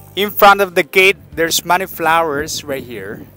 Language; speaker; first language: English; non-native, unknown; Chinese